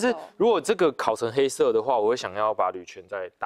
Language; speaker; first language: Chinese; native; Chinese